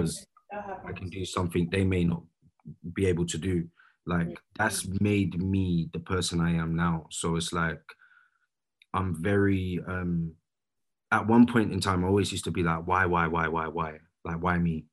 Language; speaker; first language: English; native; English